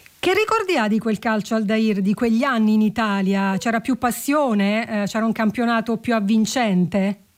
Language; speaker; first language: Italian; native; Italian